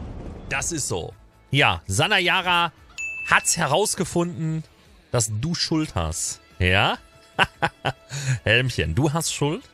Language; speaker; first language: German; native; German